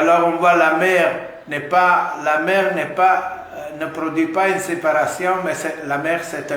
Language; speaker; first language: French; non-native, fluent; Italian